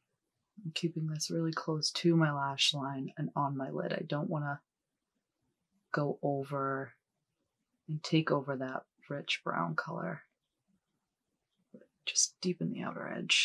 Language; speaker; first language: English; native; English